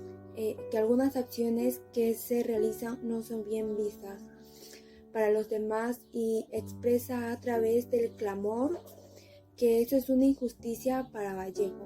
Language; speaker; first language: Spanish; native; Spanish